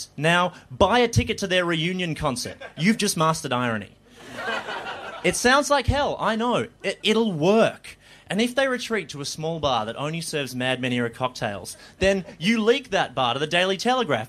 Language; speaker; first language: English; native; English